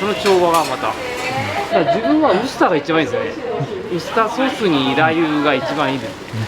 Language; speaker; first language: Japanese; native; Japanese